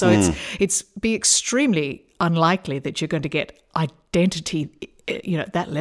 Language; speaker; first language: English; native; English